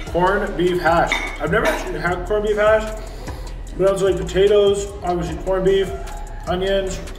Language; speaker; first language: English; native; English